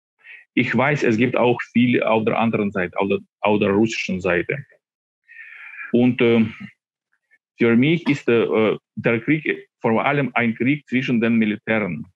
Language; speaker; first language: German; non-native, fluent; Ukrainian